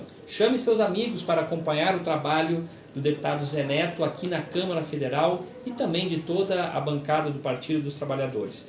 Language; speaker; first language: Portuguese; native; Portuguese